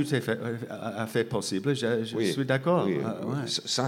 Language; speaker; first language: French; non-native, fluent; English